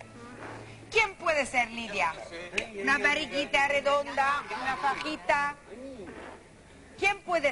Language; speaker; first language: Spanish; native; Spanish